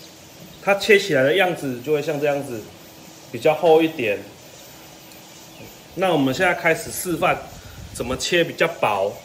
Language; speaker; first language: Chinese; native; Chinese